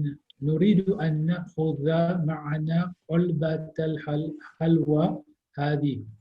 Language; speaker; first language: Arabic; non-native, learner; English